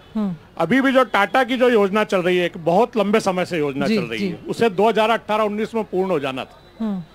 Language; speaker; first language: Hindi; native; Hindi